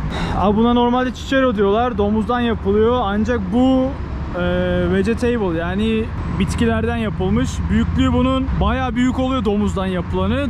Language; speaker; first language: Turkish; native; Turkish